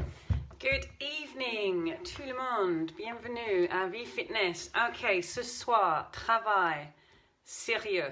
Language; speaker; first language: French; non-native, fluent; English